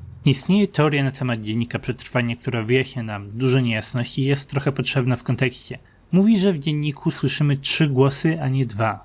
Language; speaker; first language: Polish; native; Polish